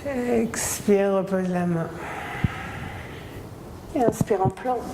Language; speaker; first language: French; native; French